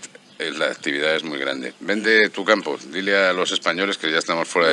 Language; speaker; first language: Spanish; native; Spanish